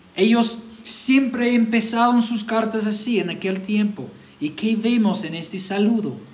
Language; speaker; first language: Spanish; non-native, fluent; English